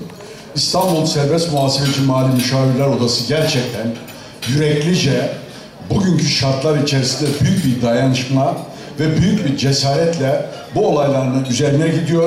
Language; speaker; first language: Turkish; native; Turkish